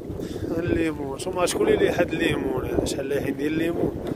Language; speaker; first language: Arabic; native; Arabic